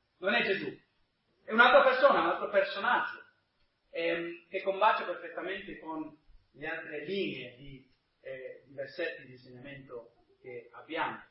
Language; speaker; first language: Italian; non-native, fluent; English